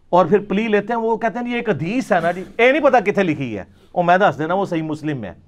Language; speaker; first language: Urdu; non-native, local second language; Punjabi